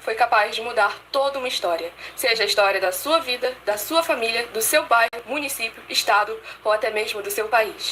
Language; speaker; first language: Portuguese; native; Portuguese